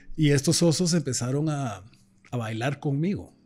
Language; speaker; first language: Spanish; native; Spanish